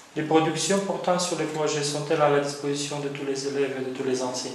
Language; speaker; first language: French; non-native, fluent; Romanian